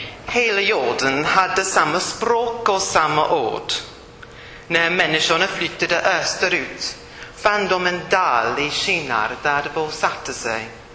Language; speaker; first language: Swedish; non-native, fluent; English